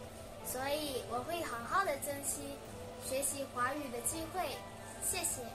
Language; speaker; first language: Chinese; non-native, local second language; Malay